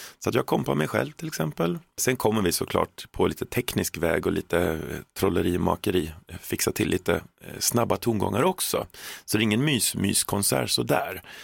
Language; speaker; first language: Swedish; native; Swedish